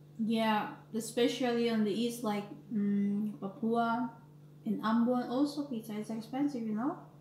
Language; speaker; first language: English; non-native, learner; Indonesian